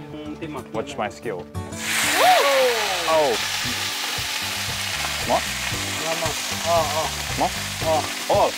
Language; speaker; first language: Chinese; early bilingual, heritage; Chinese